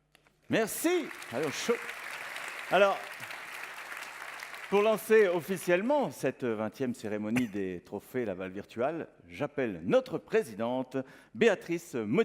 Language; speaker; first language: French; native; French